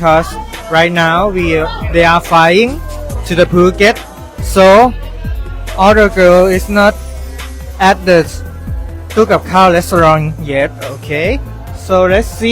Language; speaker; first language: English; non-native, learner; Thai